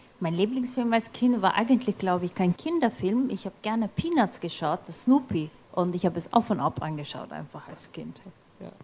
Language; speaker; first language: German; non-native, fluent; Turkish